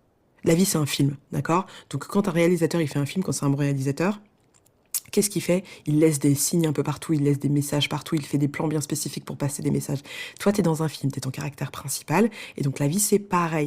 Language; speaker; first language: French; native; French